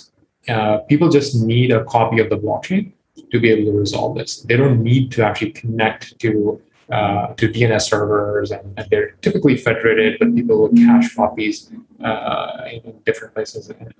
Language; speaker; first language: English; non-native, local second language; Urdu